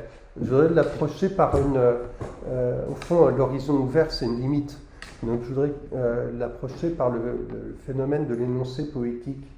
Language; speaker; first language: French; native; French